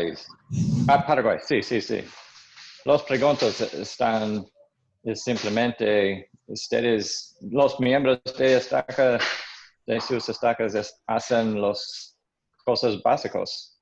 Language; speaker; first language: Spanish; non-native, learner; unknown